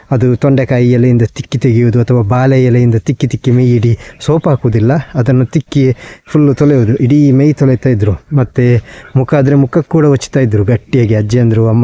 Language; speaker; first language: Kannada; non-native, local second language; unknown